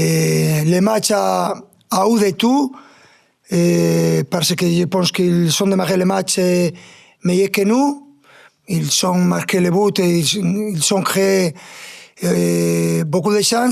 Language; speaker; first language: French; non-native, fluent; Spanish